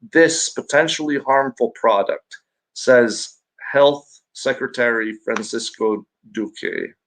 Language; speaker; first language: English; non-native, local second language; Filipino